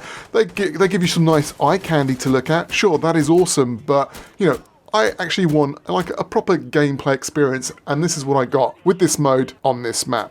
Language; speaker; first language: English; native; English